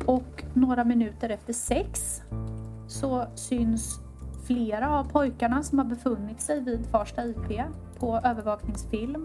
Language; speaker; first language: Swedish; native; Swedish